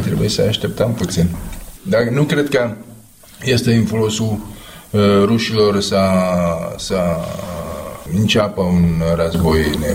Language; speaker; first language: Romanian; non-native, fluent; Czech